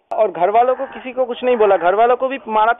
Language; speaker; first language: Urdu; native; Urdu